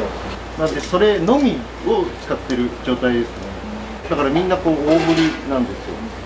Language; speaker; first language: Japanese; native; Japanese